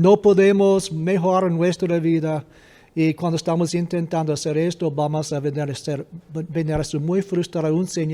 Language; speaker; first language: Spanish; non-native, fluent; English